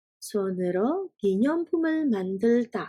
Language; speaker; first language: Korean; non-native, fluent; Indonesian